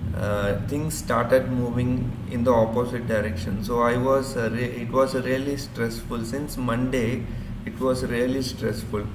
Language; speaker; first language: English; non-native, local second language; Urdu